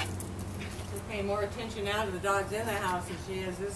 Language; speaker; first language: English; native; English